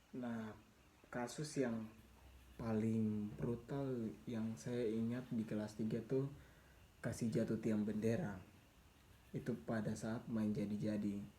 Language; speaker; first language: Indonesian; non-native, local second language; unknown